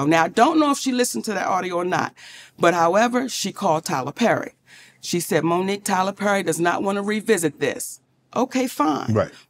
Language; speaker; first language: English; native; English